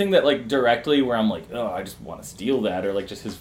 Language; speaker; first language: English; native; English